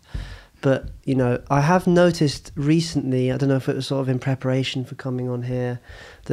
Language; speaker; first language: English; native; English